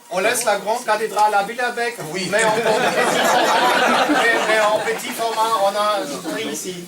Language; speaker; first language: French; non-native, learner; German